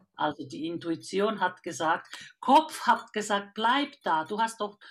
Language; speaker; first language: German; non-native, fluent; Finnish